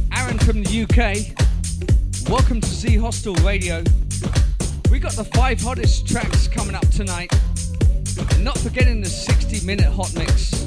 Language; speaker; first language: English; native; English